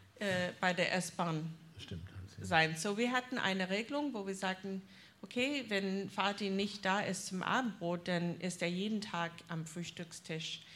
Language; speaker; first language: German; non-native, fluent; English